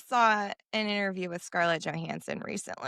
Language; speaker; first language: English; native; English